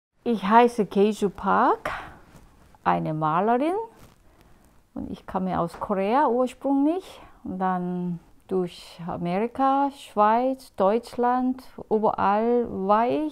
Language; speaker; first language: German; non-native, fluent; Korean